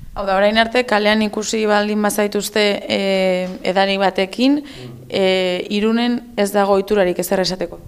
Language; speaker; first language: Basque; non-native, local second language; Spanish